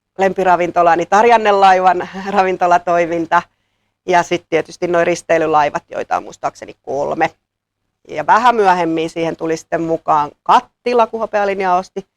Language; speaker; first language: Finnish; native; Finnish